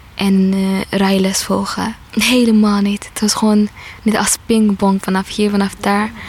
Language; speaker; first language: Dutch; non-native, fluent; Tigrinya